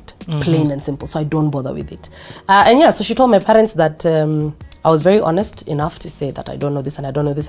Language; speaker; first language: English; non-native, local second language; Swahili